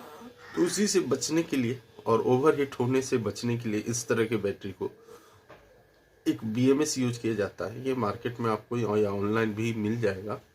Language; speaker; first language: Hindi; native; Hindi